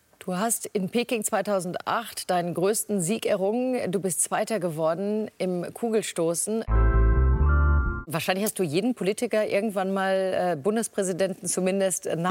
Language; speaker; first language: German; native; German